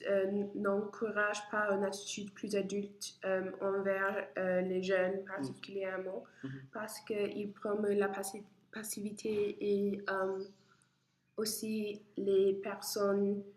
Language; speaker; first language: French; non-native, learner; English